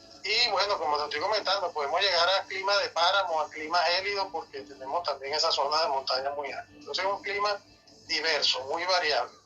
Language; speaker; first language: Spanish; native; Spanish